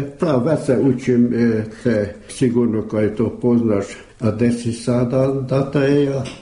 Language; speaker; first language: Serbian; early bilingual, heritage; Serbian